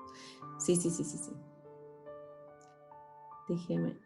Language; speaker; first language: Spanish; native; Spanish